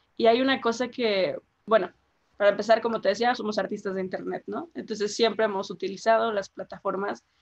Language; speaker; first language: Spanish; native; Spanish